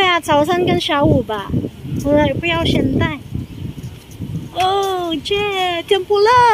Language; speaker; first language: Chinese; non-native, learner; Filipino